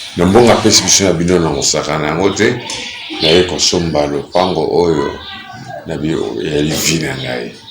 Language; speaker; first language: Lingala; native; Lingala